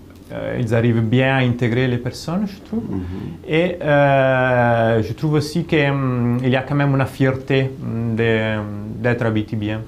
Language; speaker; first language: French; non-native, fluent; Italian